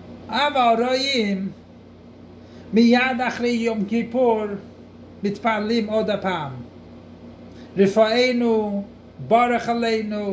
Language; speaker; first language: Hebrew; non-native, fluent; English